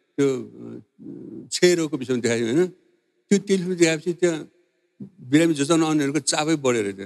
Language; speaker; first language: Nepali; non-native, local second language; Newari